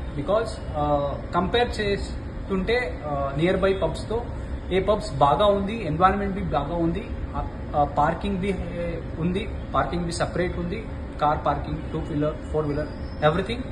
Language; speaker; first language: Telugu; non-native, learner; Hindi